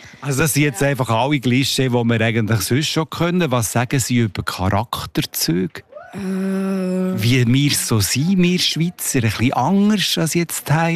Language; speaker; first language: German; native; German